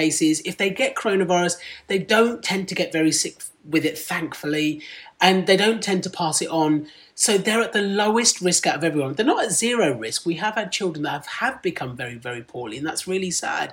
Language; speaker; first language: English; non-native, local second language; Punjabi